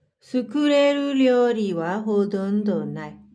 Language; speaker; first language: Japanese; non-native, fluent; Burmese